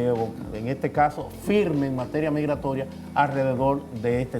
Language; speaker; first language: Spanish; native; Spanish